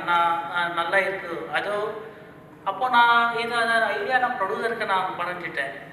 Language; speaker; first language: Tamil; non-native, learner; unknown